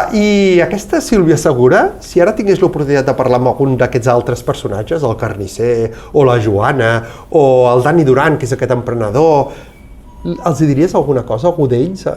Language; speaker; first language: Catalan; native; Catalan